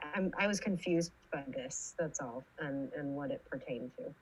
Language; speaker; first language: English; native; English